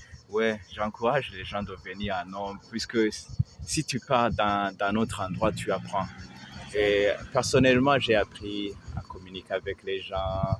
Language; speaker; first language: French; non-native, local second language; Rundi